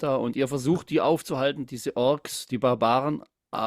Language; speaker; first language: German; native; German